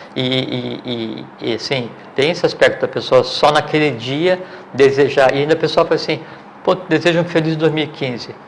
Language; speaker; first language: Portuguese; native; Portuguese